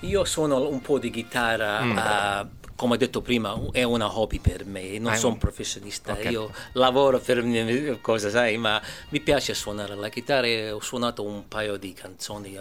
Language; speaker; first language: Italian; early bilingual, heritage; English